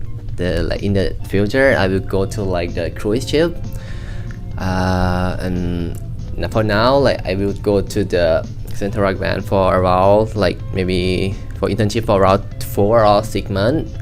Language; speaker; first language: English; non-native, learner; Thai